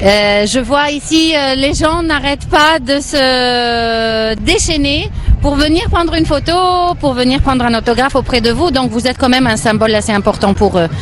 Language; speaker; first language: French; non-native, fluent; Arabic